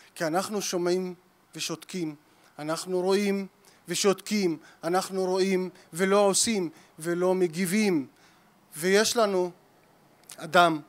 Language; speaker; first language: Hebrew; native; Hebrew